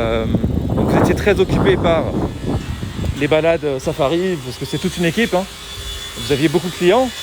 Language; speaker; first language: French; native; French